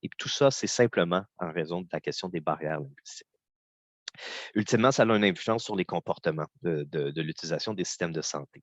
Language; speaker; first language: French; native; French